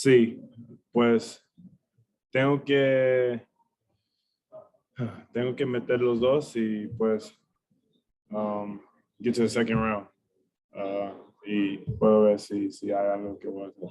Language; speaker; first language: Spanish; early bilingual, heritage; English